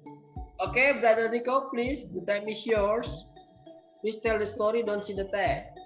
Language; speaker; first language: English; non-native, learner; Indonesian